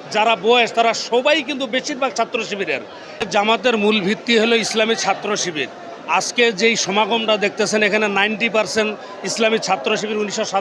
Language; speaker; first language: Bangla; native; Bangla